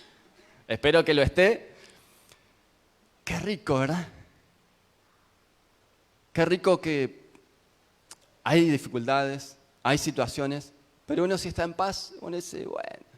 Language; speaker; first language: Spanish; native; Spanish